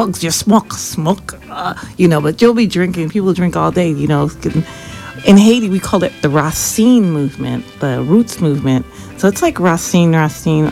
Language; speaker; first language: English; early bilingual, other home language; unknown